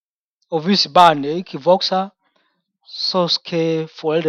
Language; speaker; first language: Danish; non-native, fluent; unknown